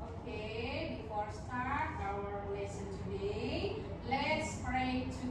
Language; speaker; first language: English; non-native, learner; Indonesian